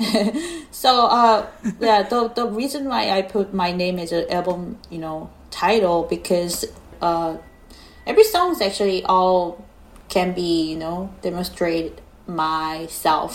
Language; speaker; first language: English; non-native, learner; Korean